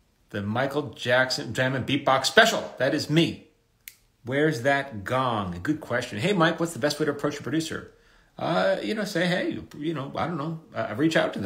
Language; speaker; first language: English; native; English